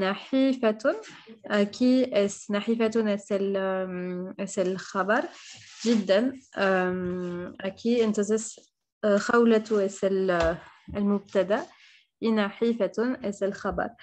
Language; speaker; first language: Spanish; non-native, fluent; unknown